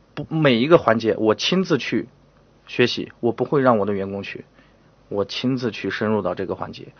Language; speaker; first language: Chinese; native; Chinese